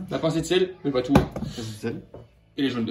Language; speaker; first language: French; native; French